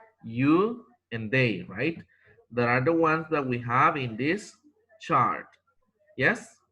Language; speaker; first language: English; non-native, fluent; Spanish